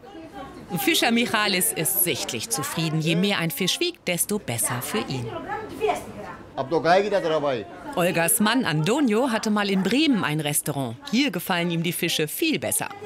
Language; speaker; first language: German; native; German